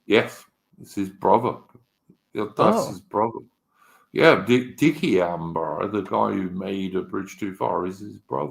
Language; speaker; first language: English; native; English